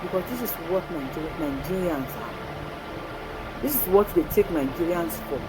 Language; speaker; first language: English; non-native, local second language; Yoruba